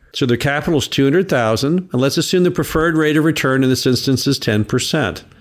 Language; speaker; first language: English; native; English